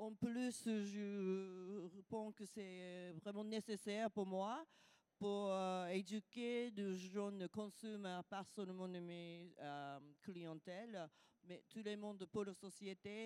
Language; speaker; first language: French; non-native, learner; Japanese